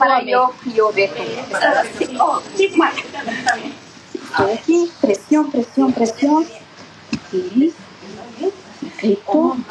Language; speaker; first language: Spanish; non-native, learner; Portuguese